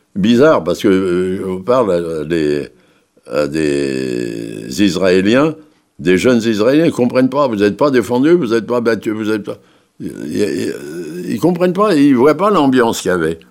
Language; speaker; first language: French; native; French